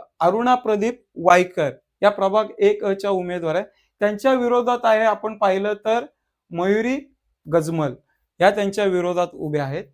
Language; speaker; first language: Marathi; native; Marathi